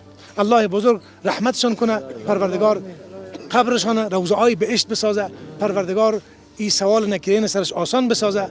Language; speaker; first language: Persian; native; Persian